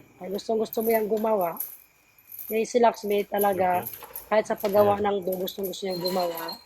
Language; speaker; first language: Filipino; non-native, local second language; Waray